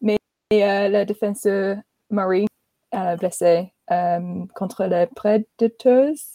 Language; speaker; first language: French; non-native, learner; English